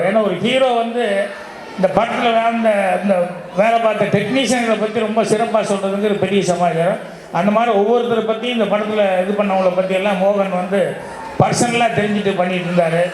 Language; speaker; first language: Tamil; native; Tamil